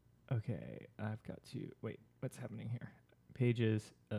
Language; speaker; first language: English; native; English